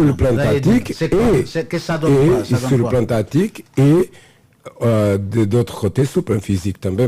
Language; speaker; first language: French; non-native, fluent; Portuguese